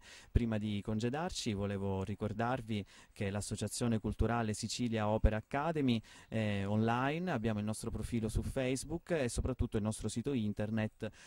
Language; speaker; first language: Italian; native; Italian